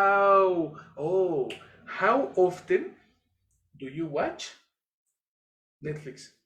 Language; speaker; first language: English; non-native, fluent; Spanish